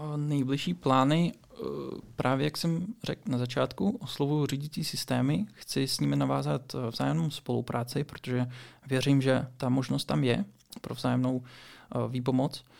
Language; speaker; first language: Czech; early bilingual, other home language; Russian